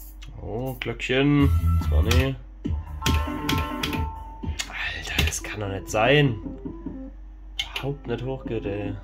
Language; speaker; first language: German; native; German